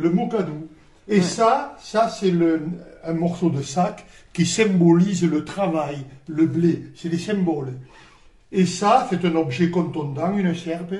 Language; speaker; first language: French; native; French